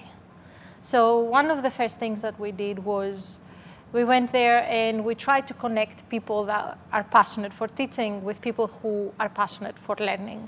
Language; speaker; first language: English; non-native, fluent; Greek